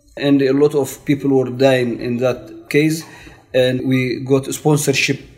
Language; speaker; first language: English; non-native, learner; Tigrinya